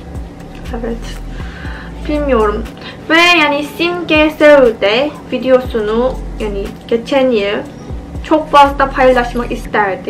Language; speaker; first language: Turkish; non-native, fluent; Korean